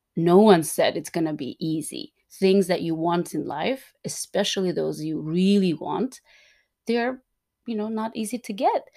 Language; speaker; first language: English; non-native, fluent; Turkmen